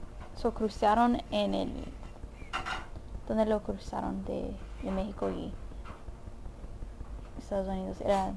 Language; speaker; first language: Spanish; early bilingual, heritage; Spanish